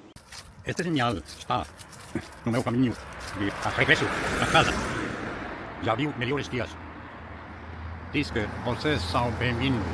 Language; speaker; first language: Portuguese; non-native, learner; Finnish